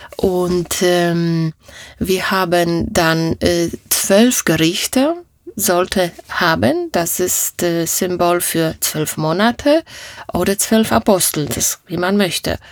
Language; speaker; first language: German; non-native, fluent; Polish